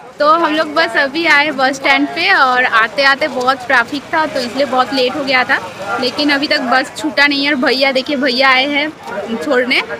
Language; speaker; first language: Hindi; non-native, local second language; Bangla